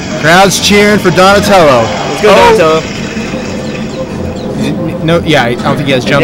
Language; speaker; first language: English; native; English